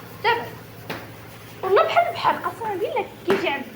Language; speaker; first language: Arabic; native; Arabic